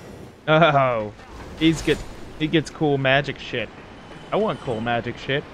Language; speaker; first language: English; native; English